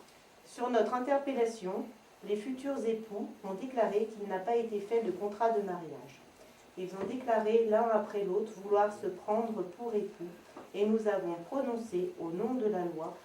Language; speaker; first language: French; native; French